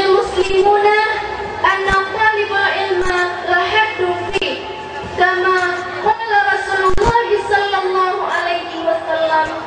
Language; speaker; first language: Arabic; non-native, learner; Indonesian